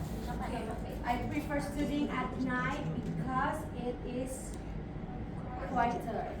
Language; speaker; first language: English; non-native, learner; Indonesian